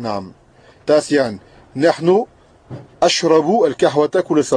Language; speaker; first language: Arabic; non-native, fluent; French